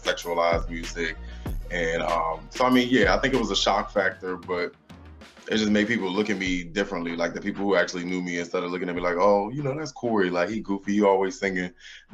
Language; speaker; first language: English; native; English